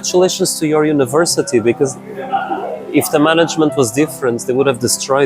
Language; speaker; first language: English; non-native, fluent; Portuguese